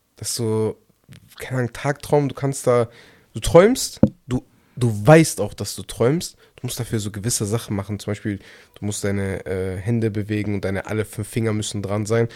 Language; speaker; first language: German; early bilingual, other home language; Turkish